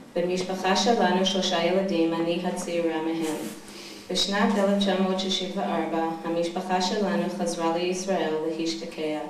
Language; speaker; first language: Hebrew; non-native, fluent; English